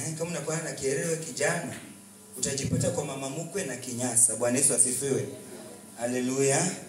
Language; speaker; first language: Swahili; non-native, local second language; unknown